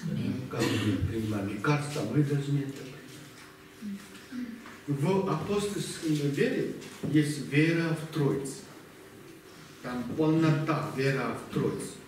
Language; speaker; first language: Russian; non-native, learner; Korean